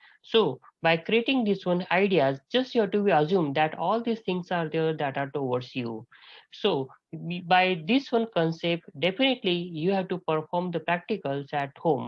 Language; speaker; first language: English; non-native, local second language; Marathi